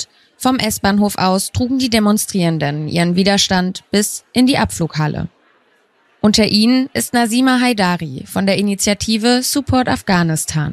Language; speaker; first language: German; native; German